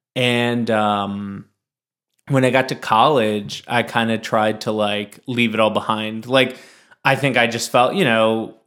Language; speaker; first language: English; early bilingual, other home language; Hindi